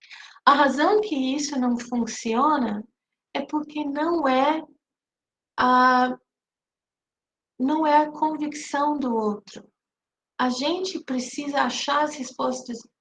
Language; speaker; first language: Portuguese; non-native, fluent; English